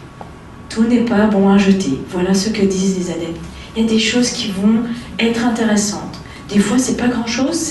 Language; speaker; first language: French; native; French